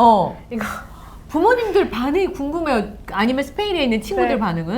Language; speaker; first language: Korean; native; Korean